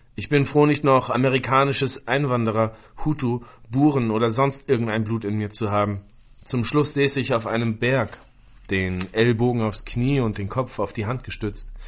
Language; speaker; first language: German; native; German